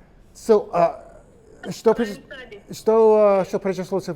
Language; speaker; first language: Russian; non-native, learner; English